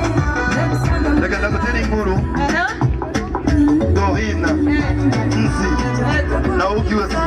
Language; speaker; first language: French; non-native, local second language; Rundi